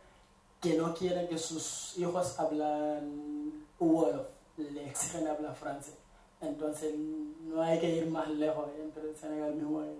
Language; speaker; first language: Spanish; non-native, fluent; Wolof